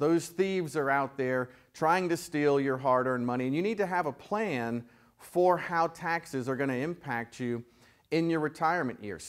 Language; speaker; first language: English; native; English